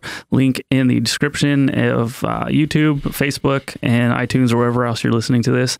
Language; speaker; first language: English; native; English